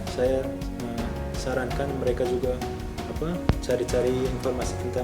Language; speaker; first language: Indonesian; non-native, fluent; Turkmen